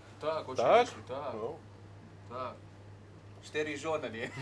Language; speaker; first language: Polish; non-native, learner; Arabic